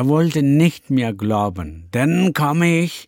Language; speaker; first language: German; non-native, learner; Tamil